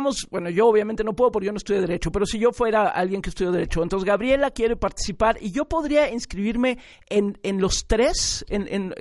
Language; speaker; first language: Spanish; native; Spanish